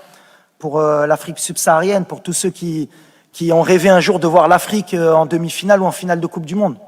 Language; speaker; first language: French; native; French